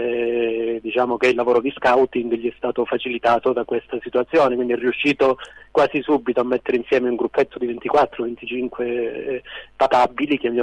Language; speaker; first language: Italian; native; Italian